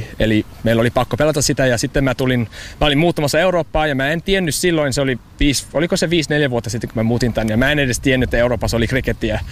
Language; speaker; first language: Finnish; non-native, learner; English